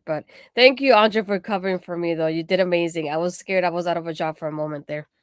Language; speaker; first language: English; native; English